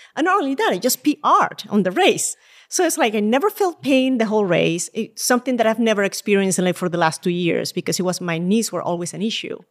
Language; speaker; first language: English; non-native, fluent; Spanish